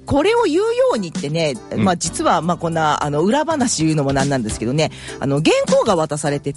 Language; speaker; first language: Japanese; native; Japanese